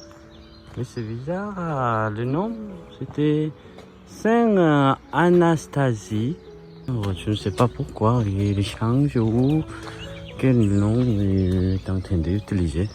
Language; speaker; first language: French; non-native, learner; Korean